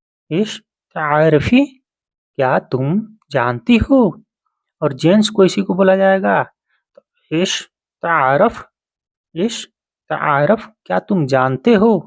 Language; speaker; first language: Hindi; native; Hindi